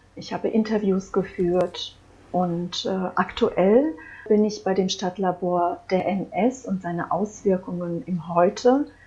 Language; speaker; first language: German; early bilingual, other home language; Croatian